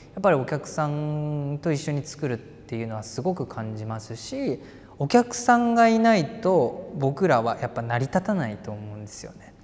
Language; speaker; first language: Japanese; native; Japanese